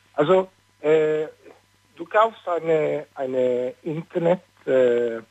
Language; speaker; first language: German; non-native, learner; Swedish